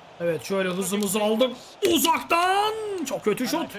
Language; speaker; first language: Turkish; native; Turkish